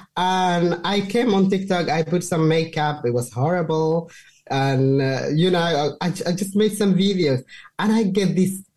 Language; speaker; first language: English; non-native, fluent; Somali